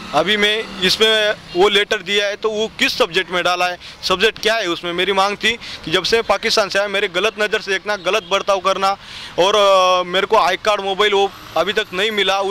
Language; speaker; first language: Hindi; non-native, local second language; Marathi